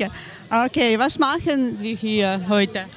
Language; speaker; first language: German; non-native, learner; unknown